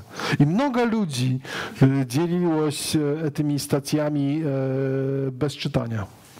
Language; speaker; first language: Russian; non-native, learner; Polish